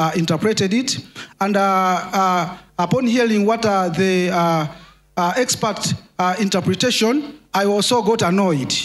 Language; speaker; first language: English; non-native, local second language; Nyanja